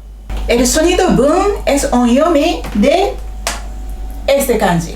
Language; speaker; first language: Spanish; non-native, fluent; Japanese